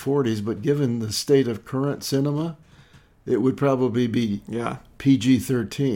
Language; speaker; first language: English; native; English